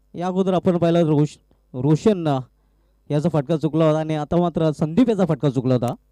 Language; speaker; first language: Marathi; native; Marathi